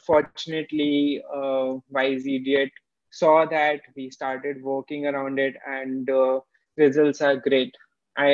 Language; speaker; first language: English; non-native, local second language; Hindi